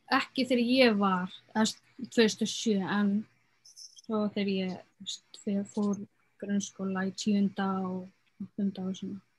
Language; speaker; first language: Icelandic; early bilingual, other home language; Arabic